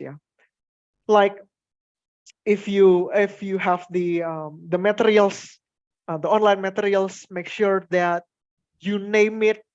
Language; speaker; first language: English; non-native, fluent; Indonesian